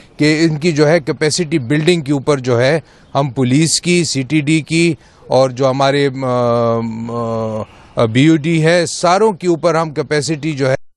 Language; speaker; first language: Urdu; non-native, local second language; Pashto